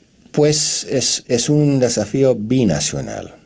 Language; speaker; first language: Spanish; non-native, fluent; English